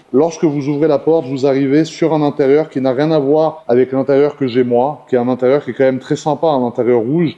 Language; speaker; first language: French; native; French